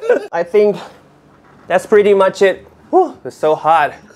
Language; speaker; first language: English; non-native, local second language; Cantonese